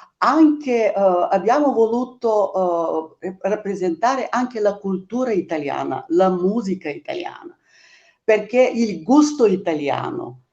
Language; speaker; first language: Italian; non-native, fluent; Bulgarian